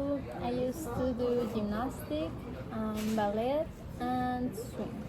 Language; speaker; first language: English; non-native, learner; Spanish